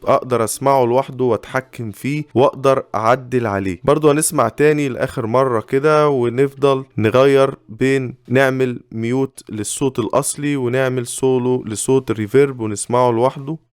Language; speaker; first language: Arabic; native; Arabic